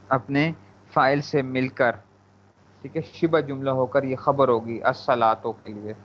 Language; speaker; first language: Urdu; native; Urdu